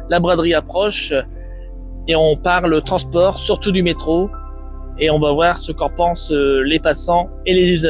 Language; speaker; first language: French; native; French